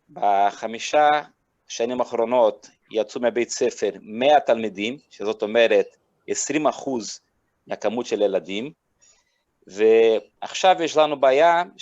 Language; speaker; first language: Hebrew; non-native, fluent; Portuguese